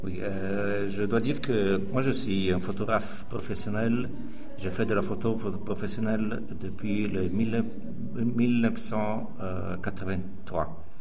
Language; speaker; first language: French; non-native, fluent; Italian